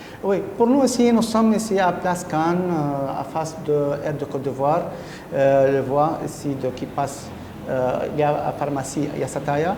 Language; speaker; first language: French; non-native, learner; Arabic